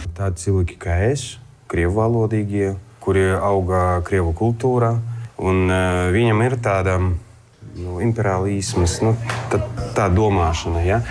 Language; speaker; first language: Latvian; non-native, local second language; Russian